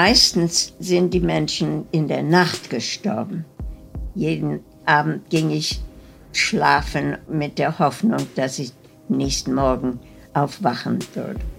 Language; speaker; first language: German; early bilingual, heritage; German